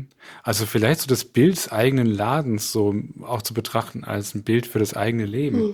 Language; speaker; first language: German; native; German